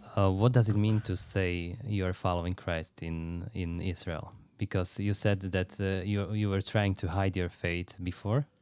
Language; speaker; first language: English; non-native, fluent; Slovak